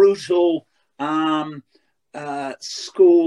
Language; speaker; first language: English; native; English